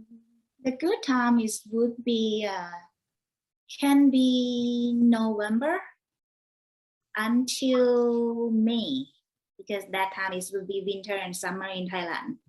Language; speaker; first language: English; non-native, learner; Thai